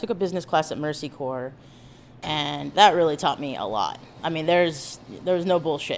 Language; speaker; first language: English; native; English